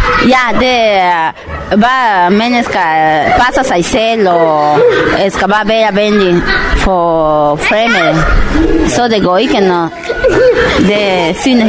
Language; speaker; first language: Danish; non-native, learner; Spanish